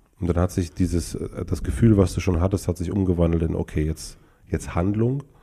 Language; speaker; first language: German; native; German